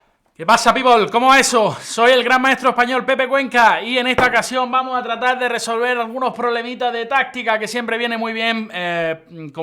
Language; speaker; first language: Spanish; native; Spanish